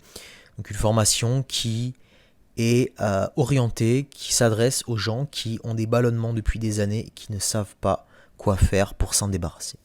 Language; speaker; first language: French; native; French